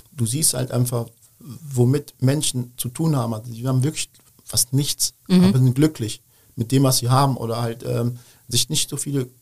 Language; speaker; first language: German; early bilingual, other home language; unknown